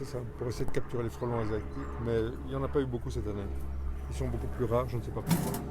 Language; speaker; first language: French; native; French